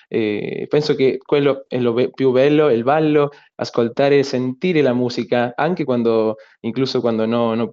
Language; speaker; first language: Italian; non-native, learner; Spanish